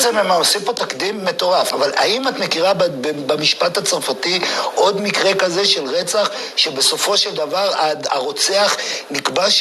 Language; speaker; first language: Hebrew; native; Hebrew